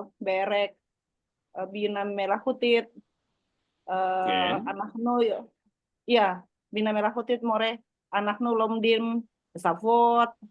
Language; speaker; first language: Hebrew; non-native, learner; Indonesian